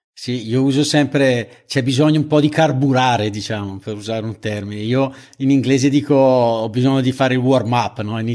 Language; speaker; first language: Italian; native; Italian